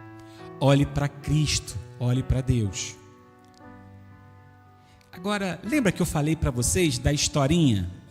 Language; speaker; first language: Portuguese; native; Portuguese